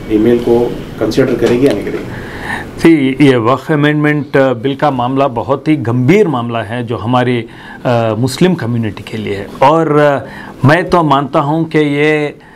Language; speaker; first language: Hindi; native; Hindi